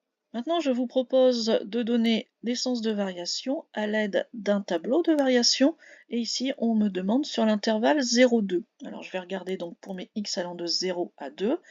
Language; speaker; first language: French; native; French